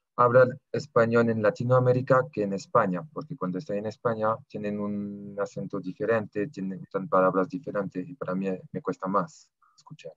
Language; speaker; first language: Spanish; non-native, fluent; French